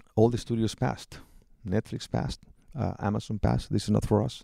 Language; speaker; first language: English; non-native, fluent; Spanish